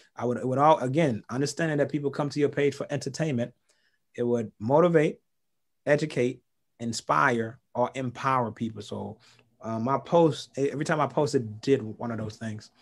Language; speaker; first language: English; early bilingual, other home language; Haitian Creole